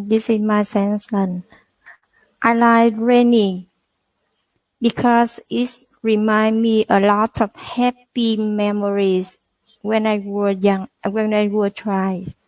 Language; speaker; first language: English; non-native, learner; Vietnamese